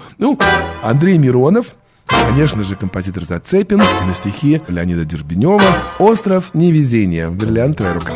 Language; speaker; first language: Russian; native; Russian